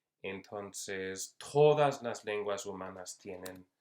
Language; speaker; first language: Spanish; non-native, fluent; English